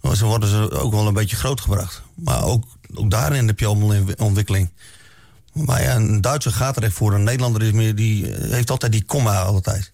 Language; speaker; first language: Dutch; native; Dutch